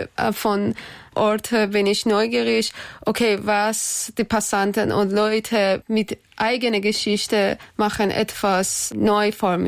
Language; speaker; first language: German; non-native, learner; Persian